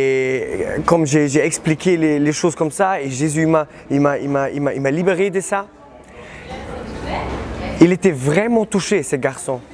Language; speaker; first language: French; non-native, learner; German